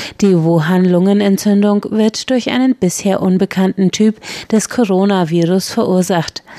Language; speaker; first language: German; native; German